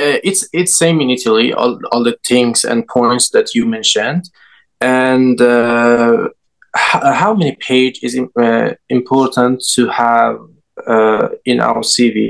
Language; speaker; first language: English; non-native, learner; Persian